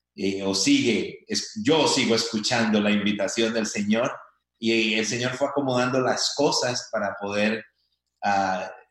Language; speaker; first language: Spanish; native; Spanish